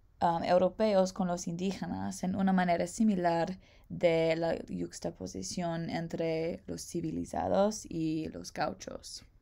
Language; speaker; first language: Spanish; non-native, learner; English